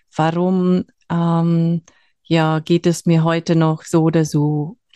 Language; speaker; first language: German; non-native, fluent; Hungarian